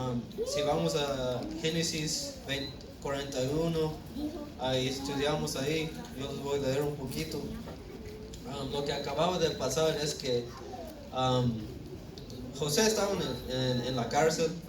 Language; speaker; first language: Spanish; early bilingual, heritage; Spanish